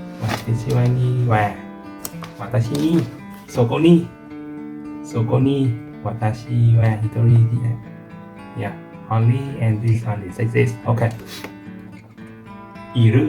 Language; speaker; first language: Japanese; non-native, learner; English